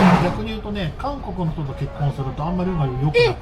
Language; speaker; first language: Japanese; native; Japanese